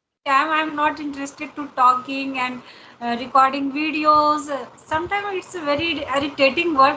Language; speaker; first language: English; non-native, learner; Hindi